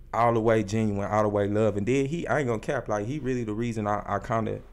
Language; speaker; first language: English; native; English